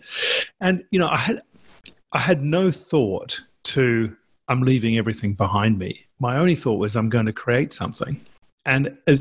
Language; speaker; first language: English; native; English